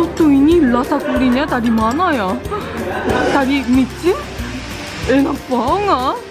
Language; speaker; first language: Indonesian; non-native, fluent; Korean